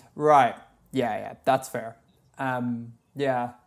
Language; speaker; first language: English; native; English